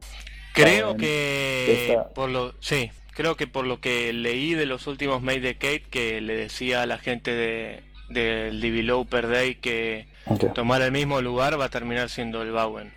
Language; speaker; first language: Spanish; native; Spanish